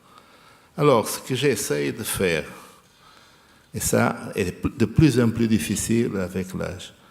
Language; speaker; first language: French; non-native, fluent; Portuguese